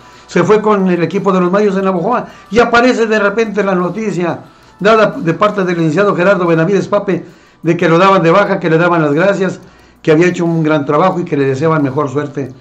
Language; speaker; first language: Spanish; native; Spanish